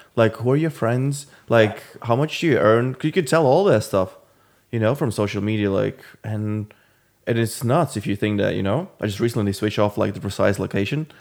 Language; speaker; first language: English; non-native, fluent; Latvian